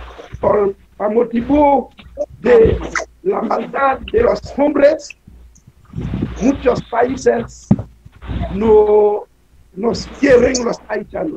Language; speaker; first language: Spanish; non-native, learner; Haitian Creole